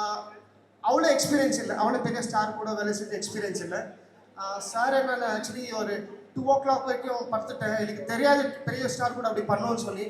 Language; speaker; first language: Tamil; non-native, local second language; Kannada